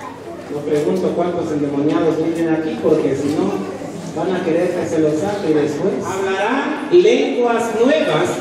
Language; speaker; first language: Spanish; native; Spanish